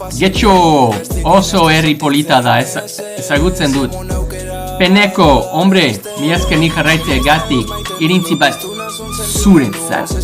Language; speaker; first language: Basque; non-native, learner; English